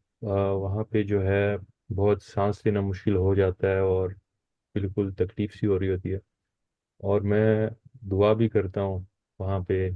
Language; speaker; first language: Hindi; non-native, local second language; Punjabi